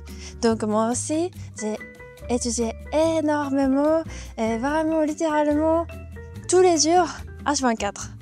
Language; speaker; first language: French; non-native, fluent; Japanese